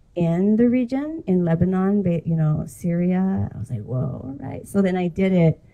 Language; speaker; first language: English; native; English